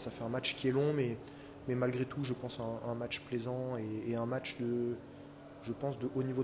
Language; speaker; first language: French; native; French